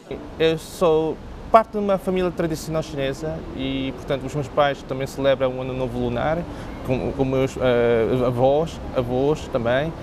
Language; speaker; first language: Portuguese; non-native, local second language; Cantonese